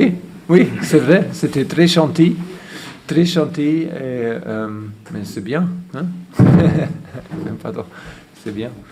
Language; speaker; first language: French; non-native, fluent; German